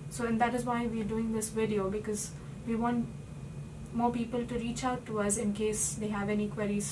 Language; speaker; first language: English; non-native, local second language; Hindi